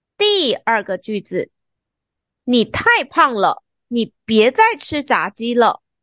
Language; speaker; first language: Chinese; native; Chinese